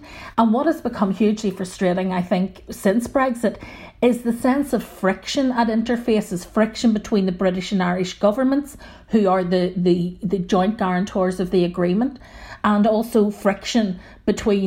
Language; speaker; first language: English; native; English